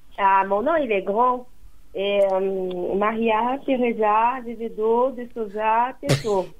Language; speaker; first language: French; non-native, fluent; Portuguese